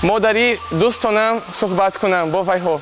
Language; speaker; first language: Persian; non-native, learner; Portuguese